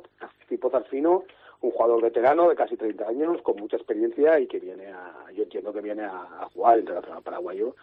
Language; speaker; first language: Spanish; native; Spanish